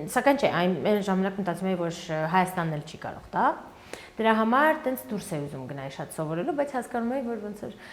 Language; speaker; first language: Armenian; early bilingual, heritage; Armenian